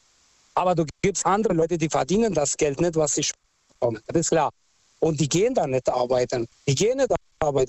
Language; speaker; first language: German; non-native, local second language; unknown